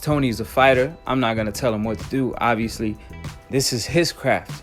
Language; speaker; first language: English; native; English